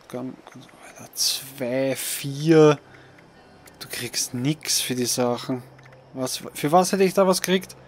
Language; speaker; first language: German; native; German